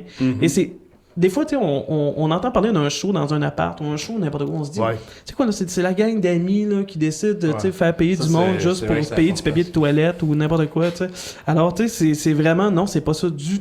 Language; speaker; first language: French; native; French